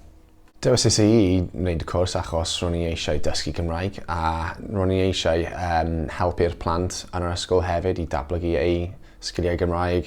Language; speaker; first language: Welsh; non-native, local second language; English